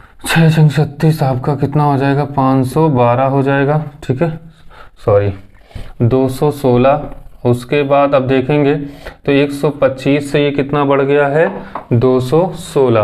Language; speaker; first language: Hindi; native; Hindi